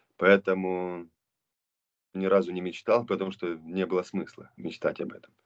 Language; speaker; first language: Russian; non-native, local second language; Romanian